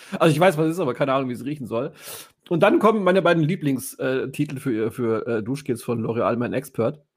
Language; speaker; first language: German; native; German